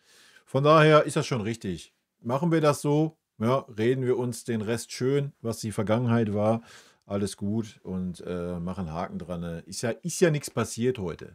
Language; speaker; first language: German; native; German